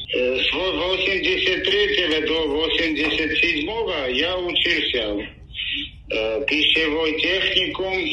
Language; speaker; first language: Russian; non-native, local second language; Armenian